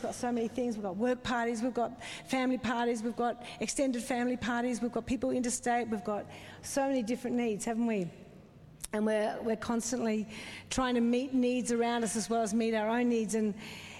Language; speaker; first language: English; native; English